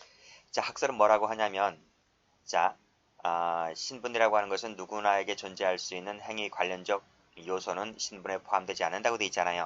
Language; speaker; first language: Korean; native; Korean